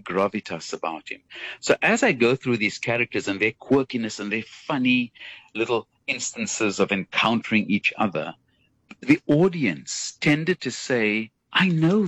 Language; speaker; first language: English; native; English